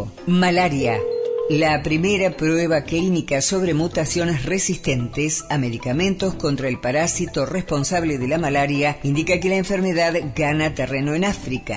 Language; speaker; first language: Spanish; native; Spanish